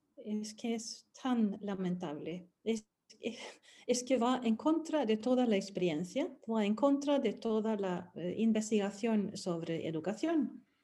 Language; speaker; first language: Spanish; non-native, fluent; Swedish